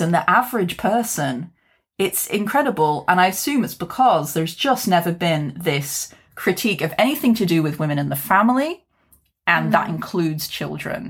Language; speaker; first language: English; native; English